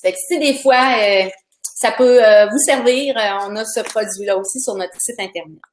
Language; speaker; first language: French; native; French